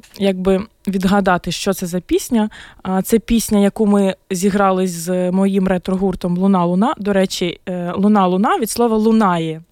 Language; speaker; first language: Ukrainian; non-native, local second language; Russian